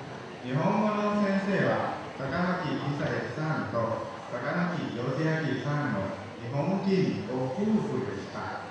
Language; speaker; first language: Japanese; non-native, learner; Lao